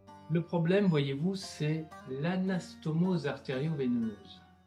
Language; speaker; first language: French; native; French